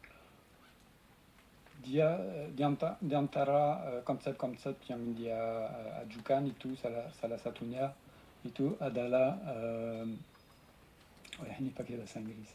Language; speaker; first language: Indonesian; non-native, fluent; French